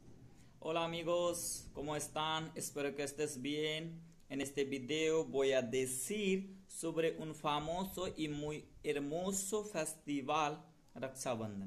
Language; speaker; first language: Spanish; non-native, learner; Hindi